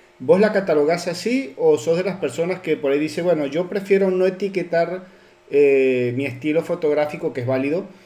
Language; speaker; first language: Spanish; native; Spanish